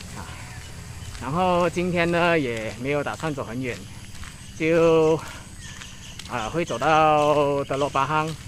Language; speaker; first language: Chinese; native; Chinese